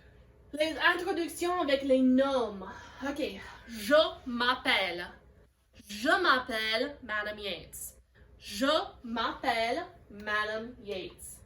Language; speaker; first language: French; non-native, fluent; English